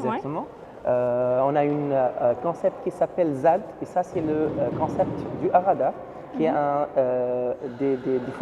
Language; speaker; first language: French; non-native, learner; Arabic